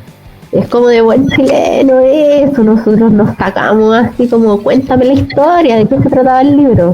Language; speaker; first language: Spanish; native; Spanish